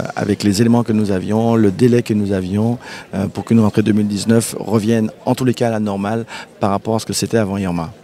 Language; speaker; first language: French; early bilingual, heritage; French